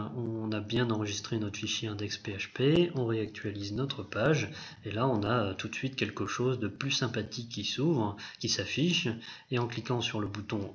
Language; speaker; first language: French; native; French